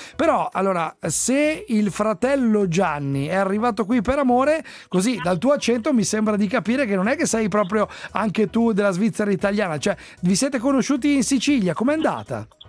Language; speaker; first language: Italian; native; Italian